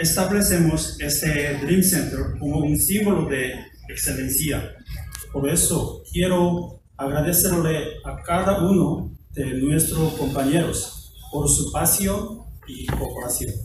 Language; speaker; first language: Spanish; non-native, fluent; Korean